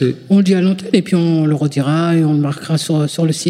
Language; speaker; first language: French; native; French